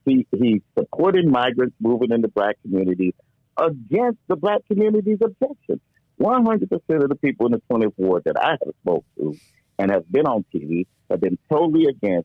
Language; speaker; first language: English; native; English